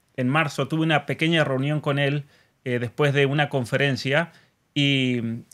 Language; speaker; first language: Spanish; native; Spanish